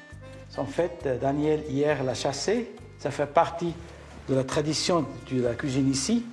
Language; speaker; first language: French; early bilingual, heritage; Spanish